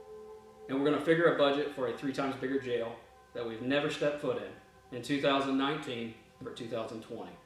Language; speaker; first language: English; native; English